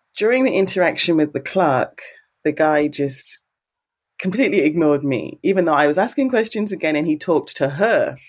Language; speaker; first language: English; native; English